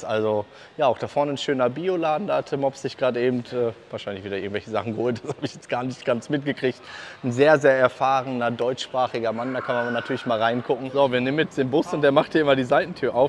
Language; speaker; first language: German; native; German